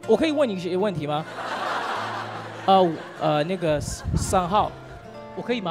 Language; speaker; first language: Chinese; non-native, fluent; Haitian Creole